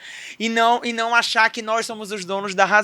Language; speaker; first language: Portuguese; native; Portuguese